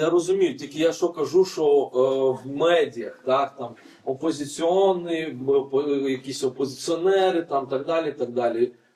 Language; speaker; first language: Ukrainian; non-native, fluent; Lithuanian